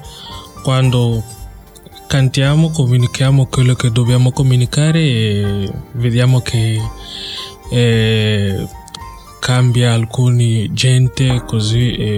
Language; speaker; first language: Italian; non-native, learner; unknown